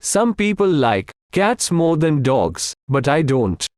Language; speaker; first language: English; non-native, local second language; Hindi